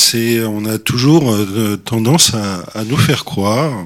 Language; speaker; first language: French; native; French